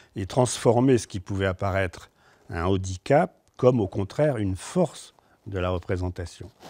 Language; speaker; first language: French; native; French